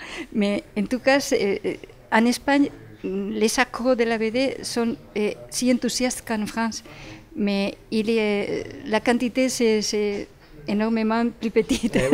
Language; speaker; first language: French; non-native, fluent; Spanish